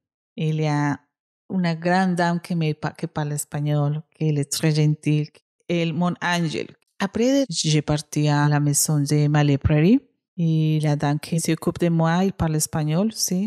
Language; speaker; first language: French; non-native, learner; Spanish